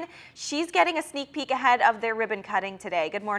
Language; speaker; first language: English; native; English